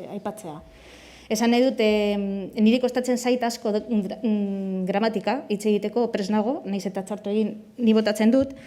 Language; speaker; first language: Basque; non-native, local second language; Spanish